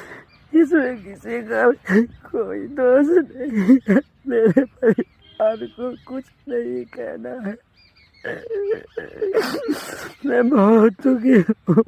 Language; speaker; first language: Hindi; native; Hindi